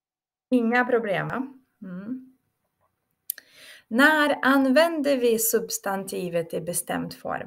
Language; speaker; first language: Swedish; non-native, fluent; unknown